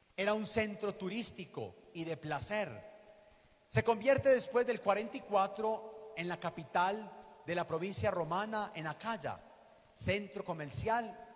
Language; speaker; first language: Spanish; native; Spanish